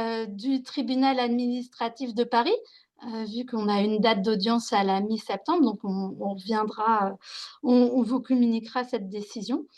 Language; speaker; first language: French; native; French